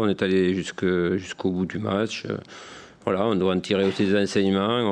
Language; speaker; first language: French; native; French